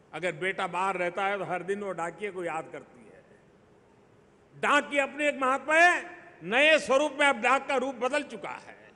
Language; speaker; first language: Hindi; non-native, local second language; Gujarati